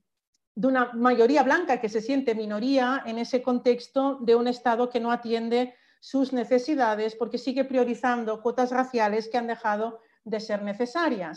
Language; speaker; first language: Spanish; native; Spanish